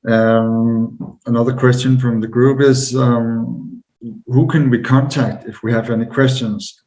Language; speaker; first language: English; non-native, fluent; Danish